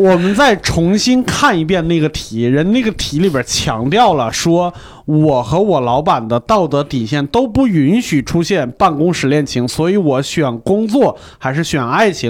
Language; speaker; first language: Chinese; native; Chinese